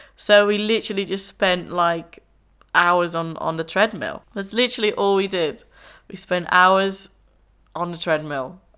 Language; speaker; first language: English; non-native, fluent; Dutch